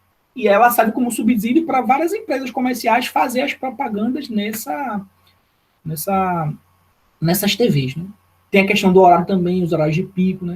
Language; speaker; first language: Portuguese; native; Portuguese